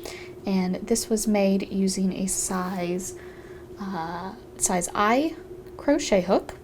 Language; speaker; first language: English; native; English